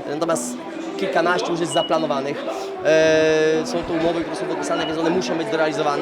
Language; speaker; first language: Polish; native; Polish